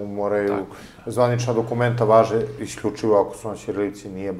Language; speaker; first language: Serbian; native; Serbian